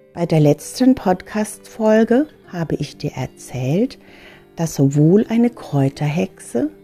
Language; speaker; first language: German; early bilingual, other home language; Filipino